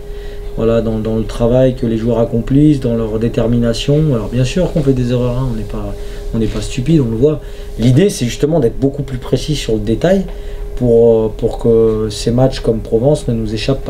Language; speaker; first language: French; native; French